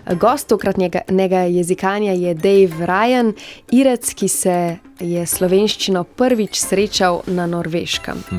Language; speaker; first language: Slovenian; native; Slovenian